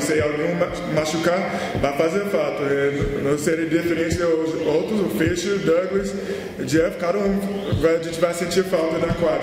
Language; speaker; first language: Portuguese; non-native, learner; English